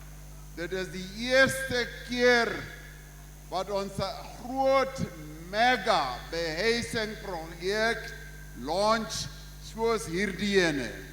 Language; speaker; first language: Afrikaans; non-native, local second language; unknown